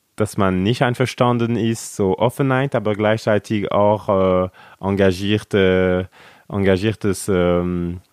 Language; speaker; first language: German; non-native, local second language; French